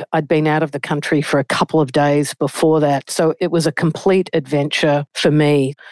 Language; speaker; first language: English; native; English